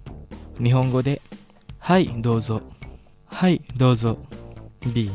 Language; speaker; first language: Japanese; non-native, fluent; Indonesian